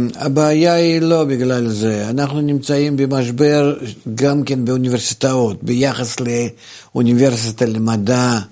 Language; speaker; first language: Hebrew; non-native, fluent; Russian